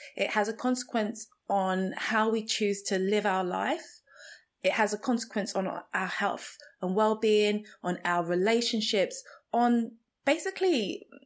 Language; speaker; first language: English; non-native, local second language; Igbo